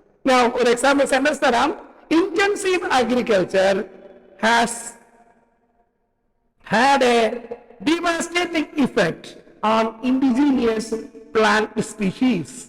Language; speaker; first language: English; non-native, local second language; Malayalam